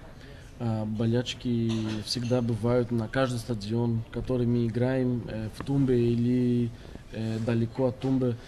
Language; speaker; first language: Russian; non-native, learner; Greek